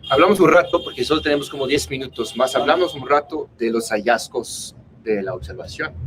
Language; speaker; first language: Spanish; non-native, fluent; English